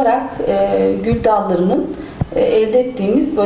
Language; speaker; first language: Turkish; native; Turkish